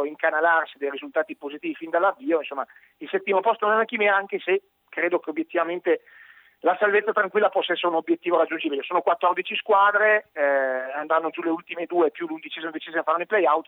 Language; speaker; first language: Italian; native; Italian